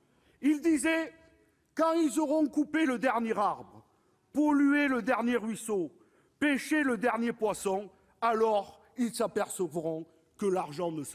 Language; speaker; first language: French; native; French